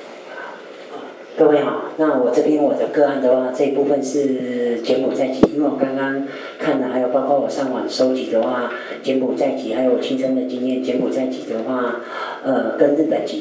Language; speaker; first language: Chinese; native; Chinese